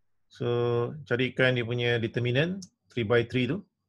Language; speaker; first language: English; non-native, local second language; Malay